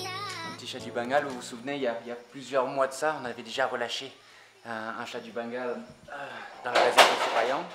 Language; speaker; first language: French; native; French